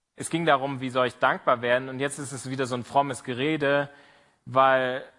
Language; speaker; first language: German; native; German